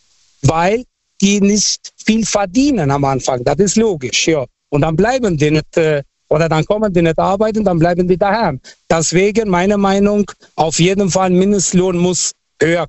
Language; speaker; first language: German; non-native, fluent; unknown